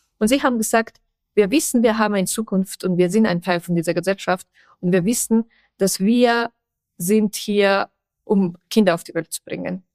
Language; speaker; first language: German; non-native, fluent; Persian